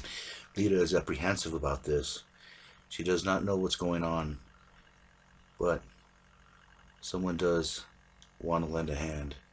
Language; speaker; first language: English; native; English